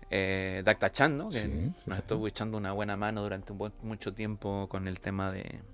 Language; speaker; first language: Spanish; native; Spanish